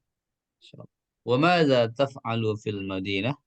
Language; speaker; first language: Arabic; non-native, learner; Indonesian